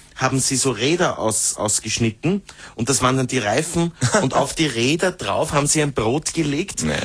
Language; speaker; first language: German; native; German